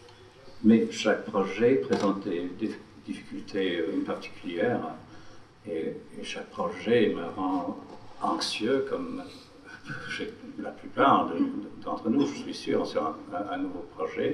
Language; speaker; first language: French; non-native, fluent; English